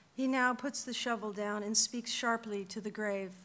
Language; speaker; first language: English; native; English